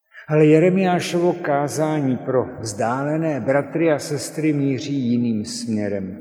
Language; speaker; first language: Czech; native; Czech